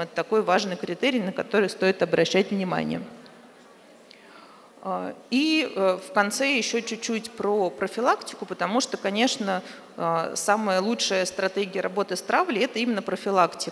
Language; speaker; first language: Russian; native; Russian